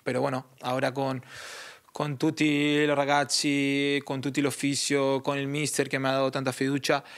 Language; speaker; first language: Italian; non-native, learner; Spanish